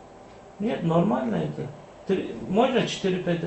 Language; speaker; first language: Russian; non-native, learner; Turkish